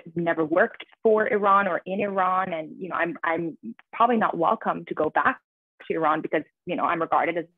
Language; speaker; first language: English; early bilingual, other home language; Persian